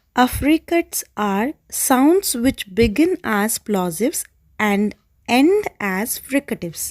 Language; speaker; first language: English; non-native, local second language; Telugu